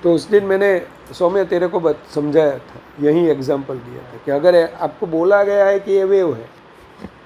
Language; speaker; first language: Hindi; non-native, local second language; Gujarati